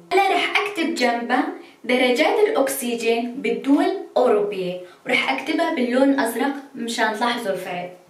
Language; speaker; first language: Arabic; native; Arabic